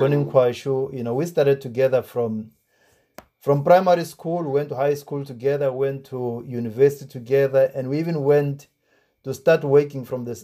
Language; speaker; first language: English; non-native, local second language; Tsonga